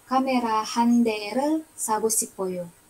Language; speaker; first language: Korean; non-native, learner; Indonesian